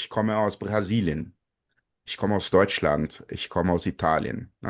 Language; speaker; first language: German; non-native, fluent; Portuguese